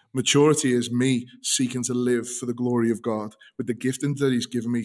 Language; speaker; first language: English; native; English